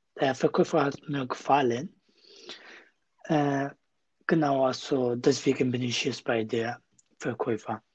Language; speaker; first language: German; non-native, learner; Kurdish